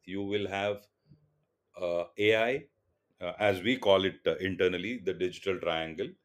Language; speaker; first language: English; non-native, local second language; Tulu